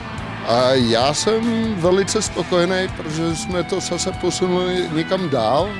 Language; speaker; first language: Czech; non-native, fluent; Dutch